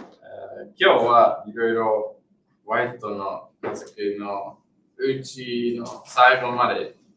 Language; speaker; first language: Japanese; non-native, fluent; English